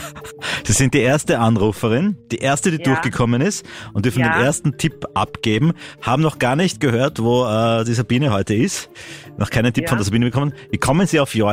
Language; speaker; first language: German; native; German